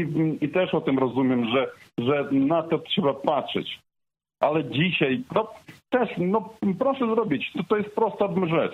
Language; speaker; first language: Polish; non-native, fluent; Ukrainian